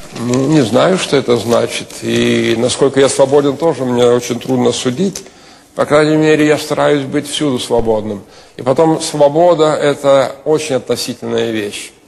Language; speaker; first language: Russian; non-native, local second language; Lithuanian